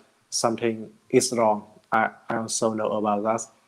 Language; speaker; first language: English; non-native, learner; Vietnamese